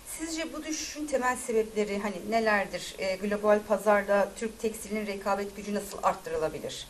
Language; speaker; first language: Turkish; native; Turkish